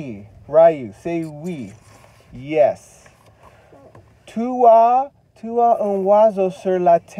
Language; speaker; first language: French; non-native, learner; English